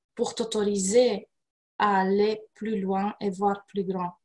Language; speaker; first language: French; non-native, fluent; Romanian